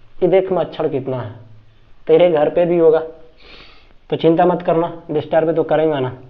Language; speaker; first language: Hindi; native; Hindi